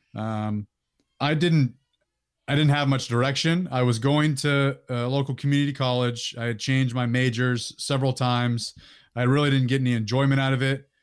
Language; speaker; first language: English; native; English